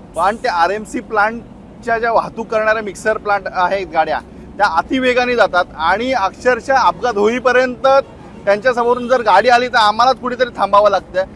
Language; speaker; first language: Marathi; native; Marathi